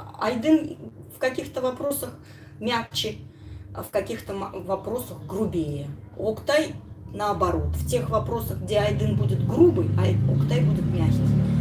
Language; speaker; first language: Russian; native; Russian